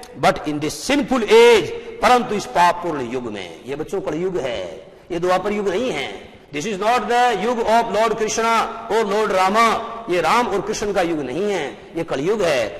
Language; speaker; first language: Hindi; native; Hindi